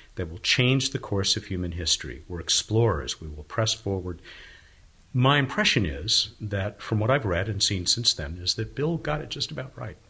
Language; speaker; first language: English; native; English